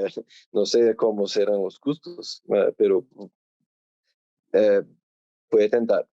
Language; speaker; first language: Spanish; non-native, learner; Portuguese